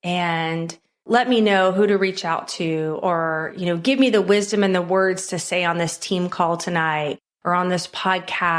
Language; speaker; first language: English; native; English